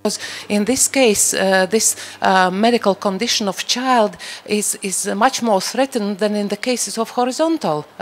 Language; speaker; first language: English; non-native, fluent; Latvian